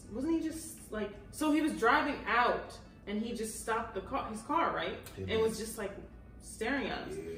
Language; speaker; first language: English; native; English